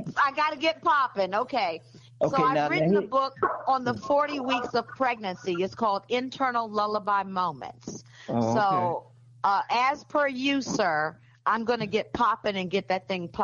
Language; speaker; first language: English; native; English